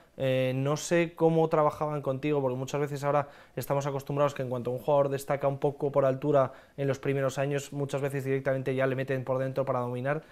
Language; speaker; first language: Spanish; native; Spanish